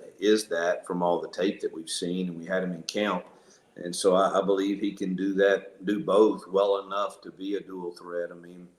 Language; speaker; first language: English; native; English